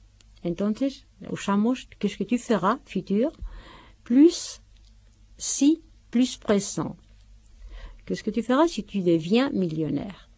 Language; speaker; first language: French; non-native, fluent; Spanish